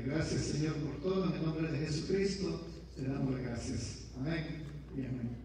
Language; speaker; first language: Spanish; native; Spanish